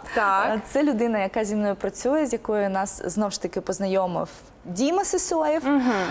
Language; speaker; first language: Ukrainian; non-native, local second language; Russian